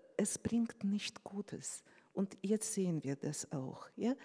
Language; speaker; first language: German; non-native, fluent; Russian